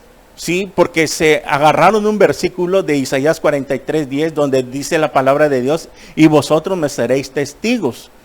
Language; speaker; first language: Spanish; native; Spanish